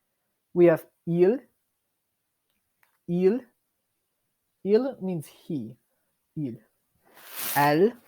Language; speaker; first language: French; non-native, fluent; English